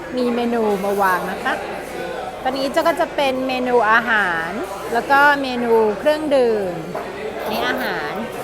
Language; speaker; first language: Thai; native; Thai